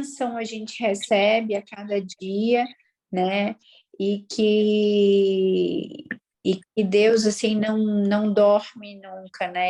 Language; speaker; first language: Portuguese; native; Portuguese